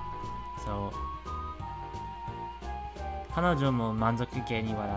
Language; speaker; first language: Japanese; non-native, fluent; English